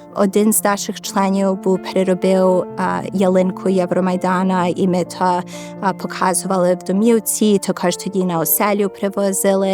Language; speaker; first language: Ukrainian; early bilingual, heritage; Ukrainian